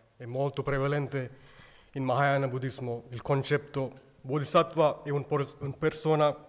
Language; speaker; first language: Italian; non-native, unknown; Sinhala